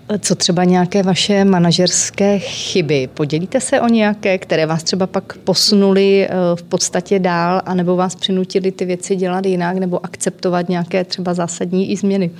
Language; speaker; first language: Czech; native; Czech